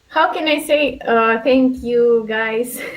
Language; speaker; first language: English; non-native, learner; Russian